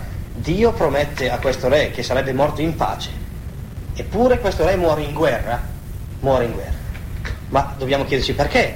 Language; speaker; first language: Italian; native; Italian